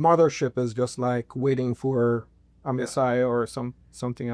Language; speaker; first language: English; native; English